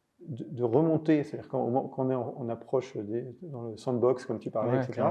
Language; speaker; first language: French; native; French